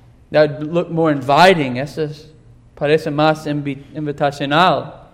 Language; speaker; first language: Spanish; non-native, fluent; English